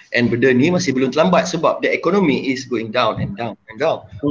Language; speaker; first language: English; non-native, local second language; Malay